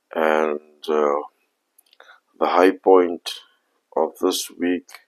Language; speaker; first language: English; non-native, local second language; Afrikaans